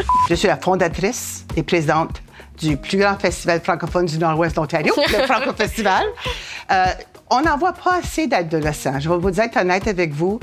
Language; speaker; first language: French; native; French